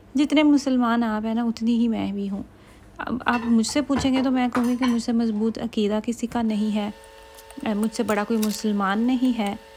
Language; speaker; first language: Urdu; native; Urdu